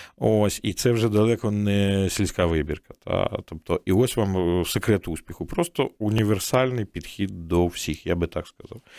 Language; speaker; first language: Ukrainian; native; Ukrainian